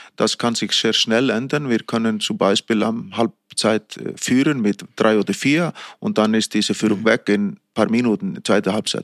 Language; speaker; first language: German; non-native, fluent; Icelandic